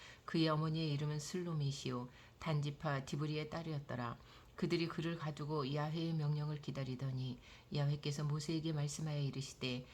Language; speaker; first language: Korean; native; Korean